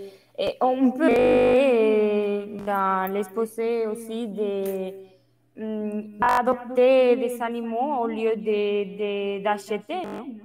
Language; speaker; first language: French; non-native, fluent; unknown